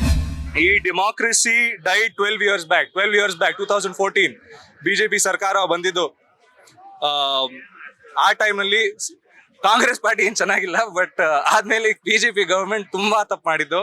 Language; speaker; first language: Kannada; non-native, learner; Hindi